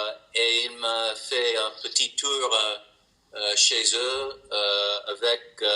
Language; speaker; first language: French; non-native, learner; English